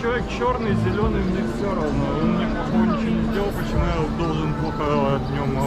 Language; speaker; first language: Russian; native; Russian